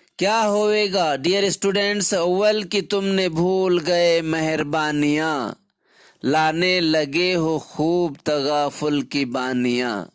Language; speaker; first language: Urdu; native; Urdu